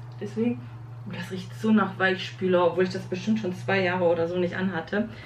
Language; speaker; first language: German; early bilingual, other home language; Polish